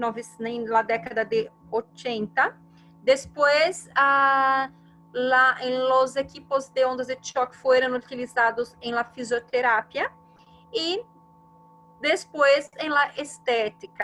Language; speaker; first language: Spanish; non-native, fluent; Portuguese